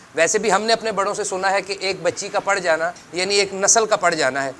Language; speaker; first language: Urdu; non-native, local second language; Punjabi